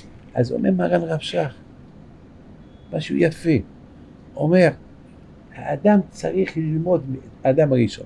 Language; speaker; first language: Hebrew; non-native, fluent; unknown